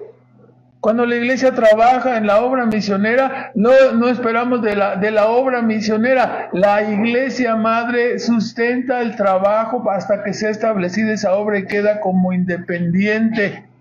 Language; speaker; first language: Spanish; native; Spanish